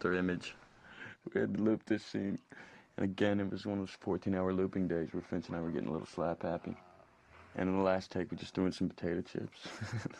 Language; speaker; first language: English; native; English